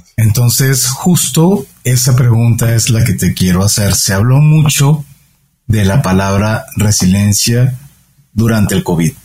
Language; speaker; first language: Spanish; native; Spanish